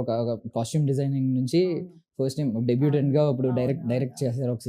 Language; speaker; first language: Telugu; native; Telugu